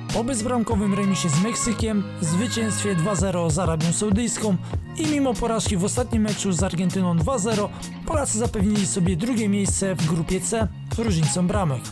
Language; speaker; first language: Polish; native; Polish